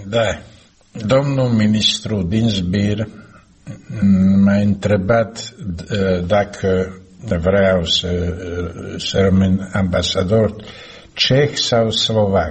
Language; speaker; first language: Romanian; non-native, learner; Slovak